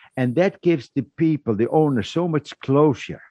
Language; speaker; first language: English; non-native, fluent; Dutch